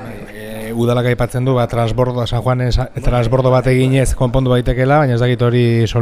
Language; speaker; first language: Basque; native; Basque